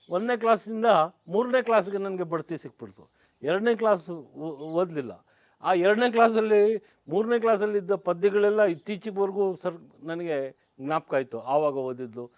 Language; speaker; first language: Kannada; non-native, local second language; Urdu